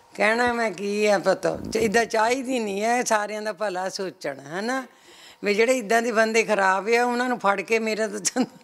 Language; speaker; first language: Punjabi; native; Punjabi